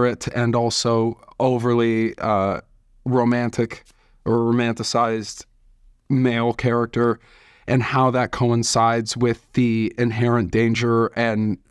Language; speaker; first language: English; native; English